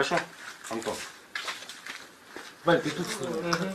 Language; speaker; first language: Russian; native; Russian